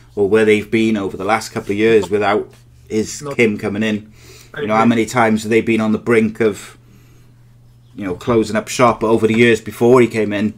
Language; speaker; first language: English; native; English